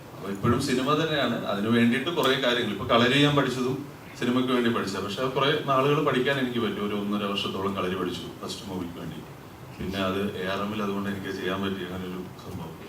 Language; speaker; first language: Malayalam; native; Malayalam